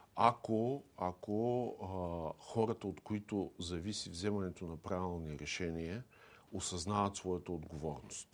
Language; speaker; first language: Bulgarian; native; Bulgarian